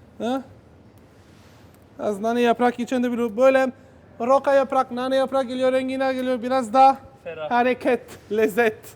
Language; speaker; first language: Turkish; non-native, learner; Italian